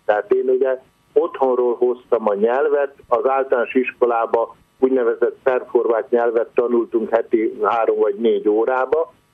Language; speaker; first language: Hungarian; non-native, local second language; Croatian